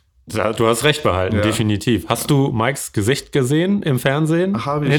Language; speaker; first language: German; native; German